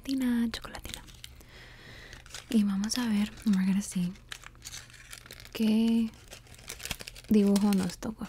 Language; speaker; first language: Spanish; early bilingual, heritage; Spanish